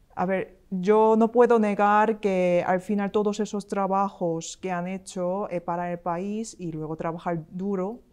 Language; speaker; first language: Spanish; non-native, fluent; Korean